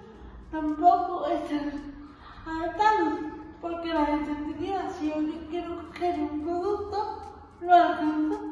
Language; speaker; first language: Spanish; native; Spanish